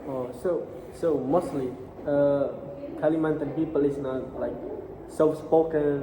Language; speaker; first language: English; non-native, learner; Indonesian